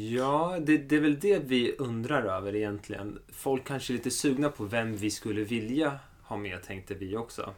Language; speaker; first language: Swedish; early bilingual, other home language; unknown